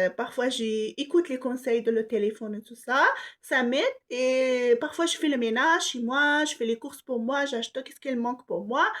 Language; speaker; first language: French; non-native, local second language; Arabic